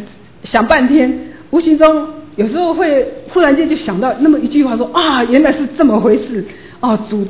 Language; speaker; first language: Chinese; native; Chinese